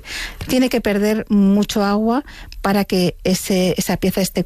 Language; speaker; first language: Spanish; native; Spanish